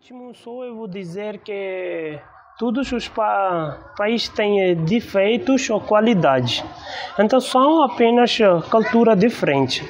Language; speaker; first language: Portuguese; non-native, learner; Hindi